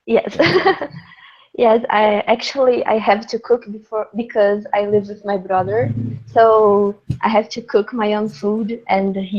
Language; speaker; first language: English; non-native, learner; Portuguese